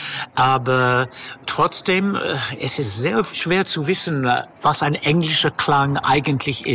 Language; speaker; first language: German; non-native, fluent; English